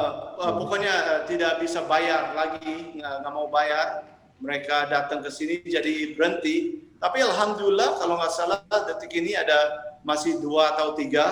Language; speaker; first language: Indonesian; early bilingual, heritage; English